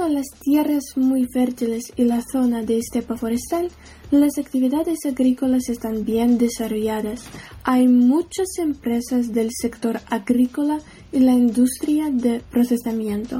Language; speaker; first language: Spanish; non-native, learner; Ukrainian